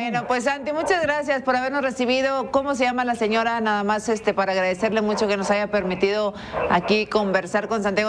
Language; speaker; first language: Spanish; native; Spanish